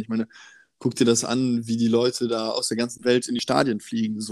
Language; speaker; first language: German; native; German